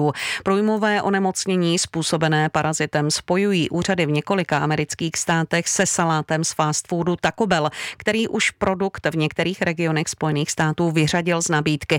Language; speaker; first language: Czech; native; Czech